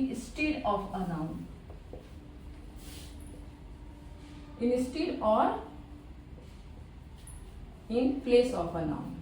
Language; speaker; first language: English; non-native, learner; Hindi